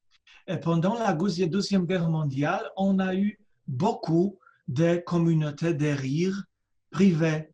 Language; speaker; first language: French; non-native, fluent; Polish